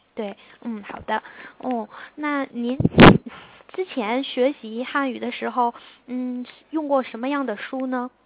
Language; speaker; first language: Chinese; native; Chinese